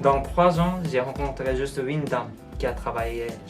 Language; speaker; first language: French; non-native, learner; Korean